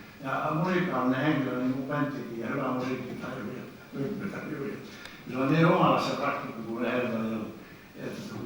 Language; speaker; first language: Finnish; native; Finnish